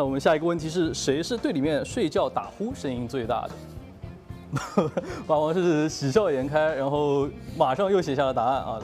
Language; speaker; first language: Chinese; native; Chinese